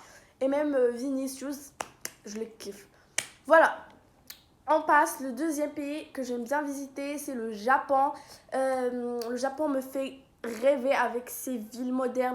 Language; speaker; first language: French; non-native, local second language; Arabic